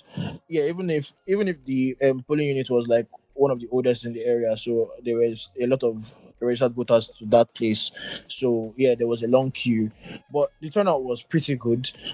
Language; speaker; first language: English; non-native, local second language; Yoruba